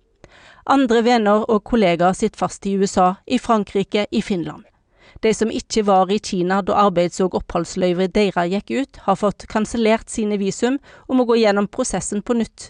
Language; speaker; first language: Norwegian; native; Norwegian